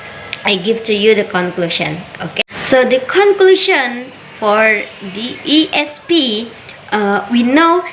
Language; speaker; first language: English; non-native, learner; Indonesian